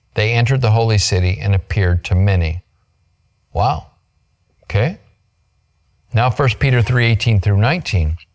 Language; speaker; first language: English; native; English